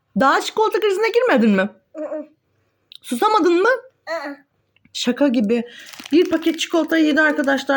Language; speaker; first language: Turkish; native; Turkish